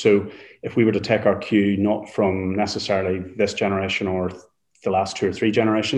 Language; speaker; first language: English; native; English